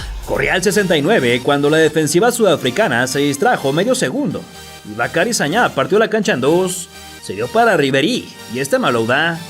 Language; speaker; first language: Spanish; native; Spanish